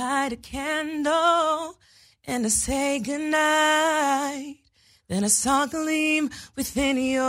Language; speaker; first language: English; native; English